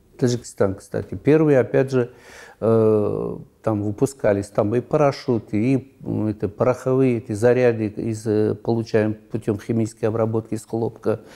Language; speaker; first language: Russian; non-native, local second language; Tajik